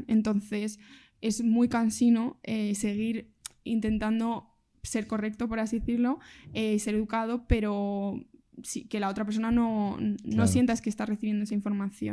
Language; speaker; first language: Spanish; native; Spanish